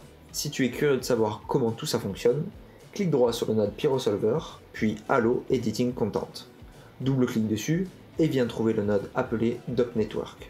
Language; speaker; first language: French; native; French